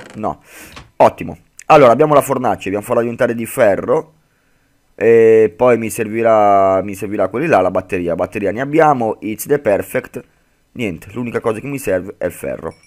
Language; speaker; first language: Italian; native; Italian